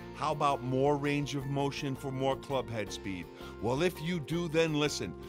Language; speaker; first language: English; native; English